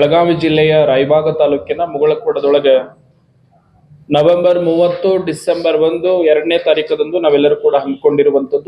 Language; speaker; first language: Kannada; native; Kannada